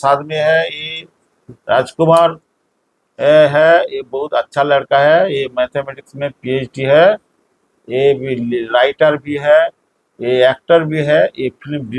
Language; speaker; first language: Hindi; non-native, local second language; Bangla